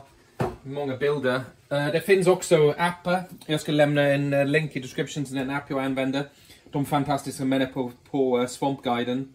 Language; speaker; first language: Swedish; non-native, fluent; English